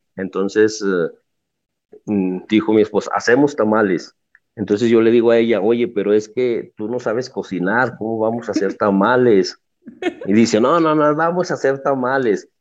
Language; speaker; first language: Spanish; native; Spanish